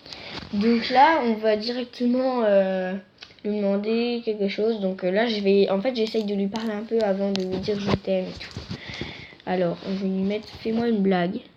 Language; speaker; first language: French; native; French